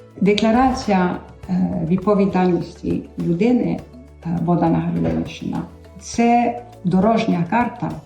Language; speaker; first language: Ukrainian; early bilingual, heritage; Ukrainian